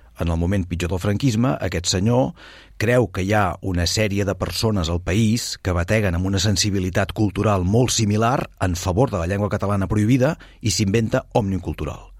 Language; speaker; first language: Catalan; native; Catalan